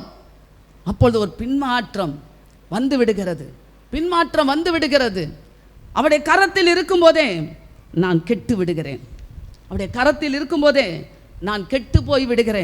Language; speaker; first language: Tamil; native; Tamil